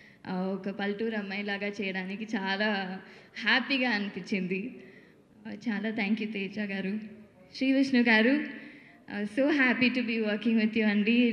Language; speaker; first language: Telugu; non-native, learner; Tamil